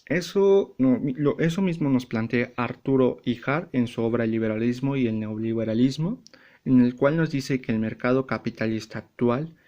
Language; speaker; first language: Spanish; native; Spanish